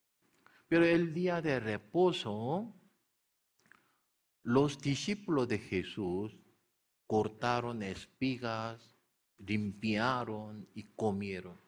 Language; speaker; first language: Spanish; non-native, learner; Korean